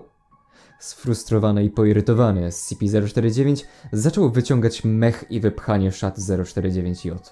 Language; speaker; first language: Polish; native; Polish